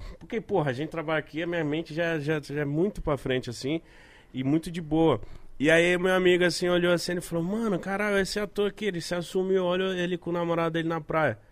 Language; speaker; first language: Portuguese; native; Portuguese